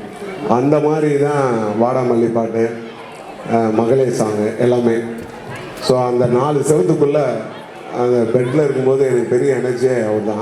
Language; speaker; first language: Tamil; native; Tamil